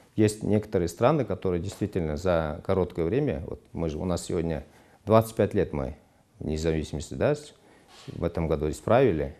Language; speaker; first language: Russian; non-native, local second language; Kyrgyz